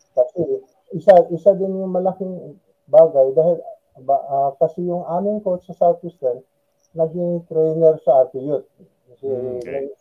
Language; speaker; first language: Filipino; non-native, local second language; Cebuano